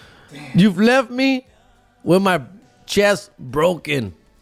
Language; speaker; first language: English; early bilingual, other home language; Spanish